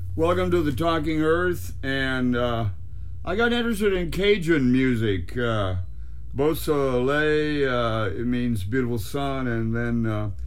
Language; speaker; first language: English; native; English